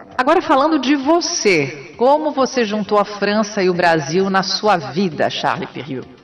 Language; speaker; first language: Portuguese; native; Portuguese